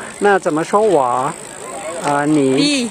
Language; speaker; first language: Chinese; non-native, learner; Hmong